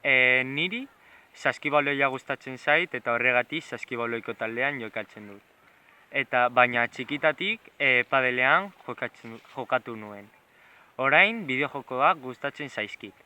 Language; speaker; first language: Basque; non-native, local second language; Spanish